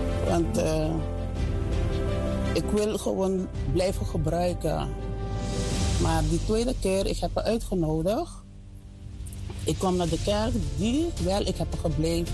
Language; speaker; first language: Dutch; non-native, learner; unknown